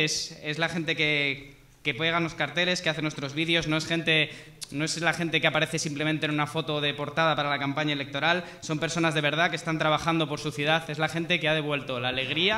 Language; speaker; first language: Spanish; native; Spanish